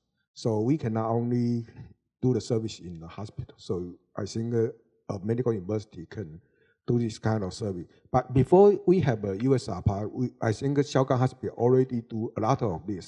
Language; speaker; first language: English; non-native, learner; Chinese